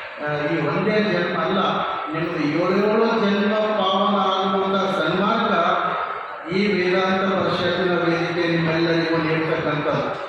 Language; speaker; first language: Kannada; native; Kannada